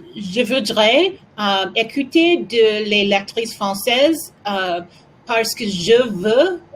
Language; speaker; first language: French; non-native, learner; English